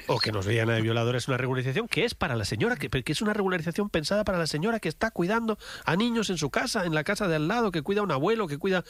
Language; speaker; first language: Spanish; native; Spanish